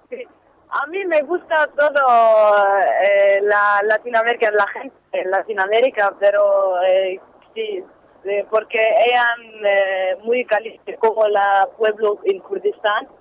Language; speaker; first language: Spanish; non-native, learner; Kurdish